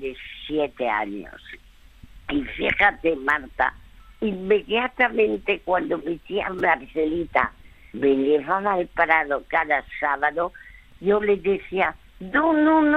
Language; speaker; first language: Spanish; early bilingual, other home language; French